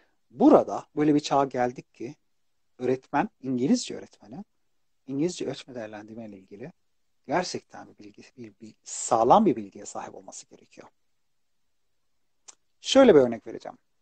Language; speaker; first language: Turkish; non-native, fluent; Arabic